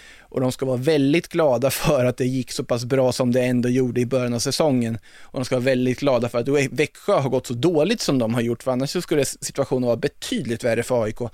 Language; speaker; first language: Swedish; native; Swedish